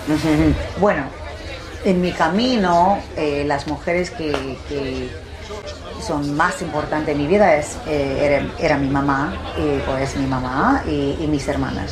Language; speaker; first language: Spanish; early bilingual, heritage; Spanish